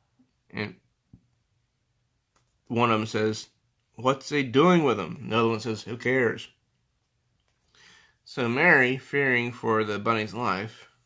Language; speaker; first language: English; native; English